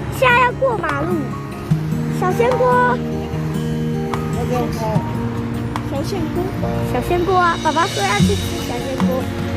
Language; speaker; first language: Chinese; non-native, fluent; Filipino